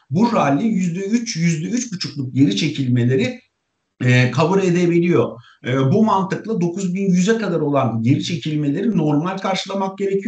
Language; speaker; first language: Turkish; native; Turkish